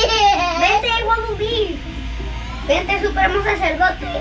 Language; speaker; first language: Spanish; native; Spanish